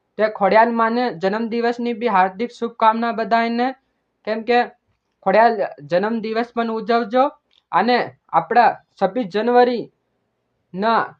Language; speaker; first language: Gujarati; non-native, local second language; Bhili